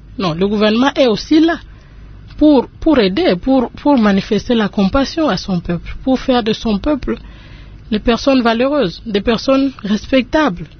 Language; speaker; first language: French; non-native, local second language; Lingala